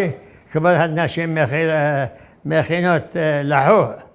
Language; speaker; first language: Hebrew; non-native, fluent; Arabic